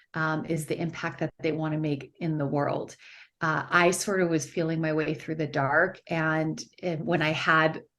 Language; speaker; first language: English; native; English